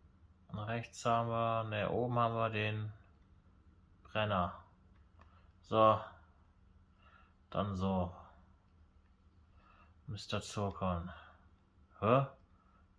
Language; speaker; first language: German; native; German